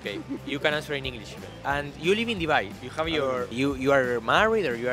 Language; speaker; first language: English; non-native, learner; Spanish